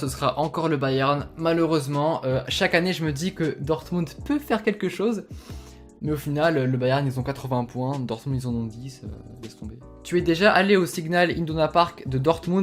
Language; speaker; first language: French; native; French